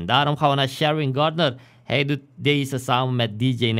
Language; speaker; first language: Dutch; non-native, local second language; Sranan Tongo